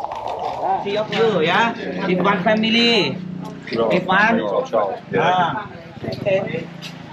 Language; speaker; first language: English; non-native, learner; Thai